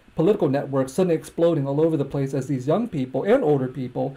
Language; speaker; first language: English; native; English